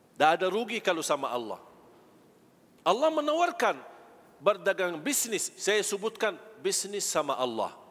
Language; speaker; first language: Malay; non-native, fluent; Arabic